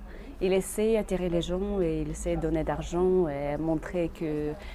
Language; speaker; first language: French; non-native, learner; Russian